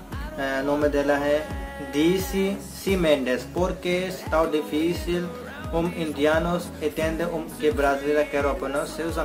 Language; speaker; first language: Portuguese; non-native, learner; Hindi